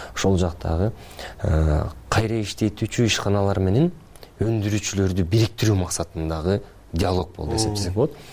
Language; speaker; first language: Kyrgyz; native; Kyrgyz